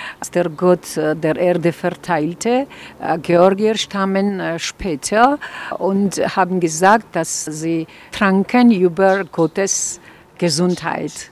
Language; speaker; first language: German; non-native, fluent; Georgian